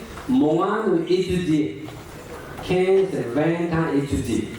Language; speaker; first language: French; non-native, learner; Tibetan